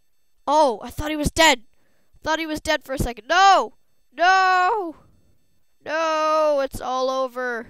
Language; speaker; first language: English; native; English